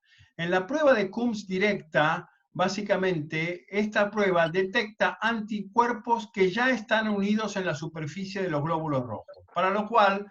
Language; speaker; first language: Spanish; native; Spanish